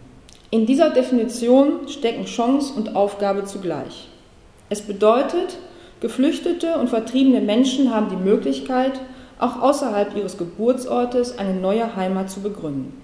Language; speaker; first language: German; native; German